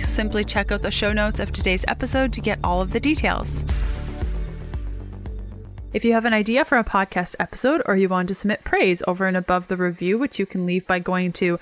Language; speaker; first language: English; native; English